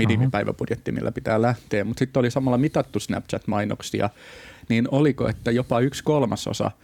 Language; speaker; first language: Finnish; native; Finnish